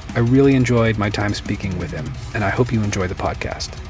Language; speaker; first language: English; native; English